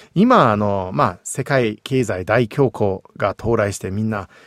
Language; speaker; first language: Japanese; non-native, fluent; English